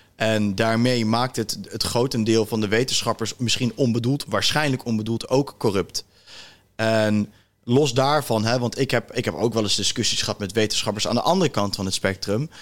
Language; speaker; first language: Dutch; native; Dutch